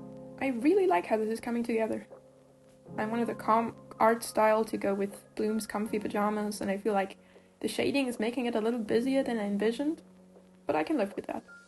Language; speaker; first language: English; non-native, fluent; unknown